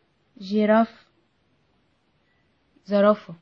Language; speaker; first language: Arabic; native; Arabic